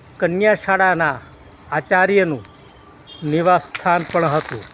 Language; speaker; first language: Gujarati; native; Gujarati